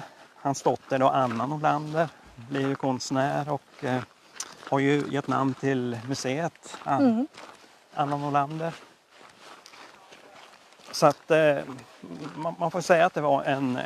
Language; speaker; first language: Swedish; native; Swedish